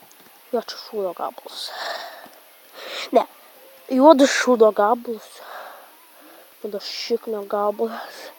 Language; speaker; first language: Lithuanian; native; Lithuanian